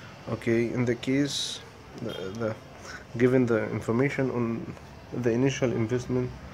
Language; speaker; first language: English; non-native, fluent; Arabic